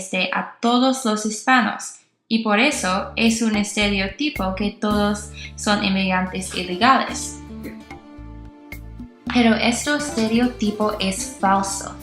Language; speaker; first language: Spanish; non-native, learner; English